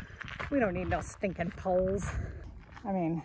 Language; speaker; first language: English; native; English